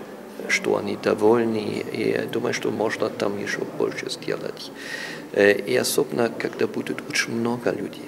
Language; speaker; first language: Russian; non-native, fluent; German